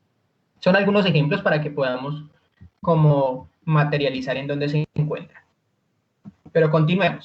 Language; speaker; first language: Spanish; native; Spanish